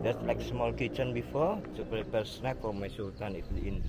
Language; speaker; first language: English; non-native, learner; Indonesian